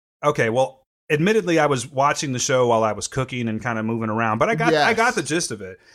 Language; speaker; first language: English; native; English